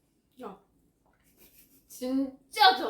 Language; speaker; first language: Korean; non-native, fluent; Japanese